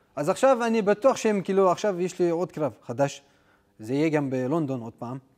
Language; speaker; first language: Hebrew; non-native, local second language; Adyghe